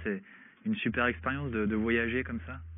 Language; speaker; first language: French; native; French